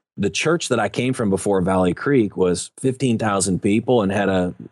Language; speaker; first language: English; native; English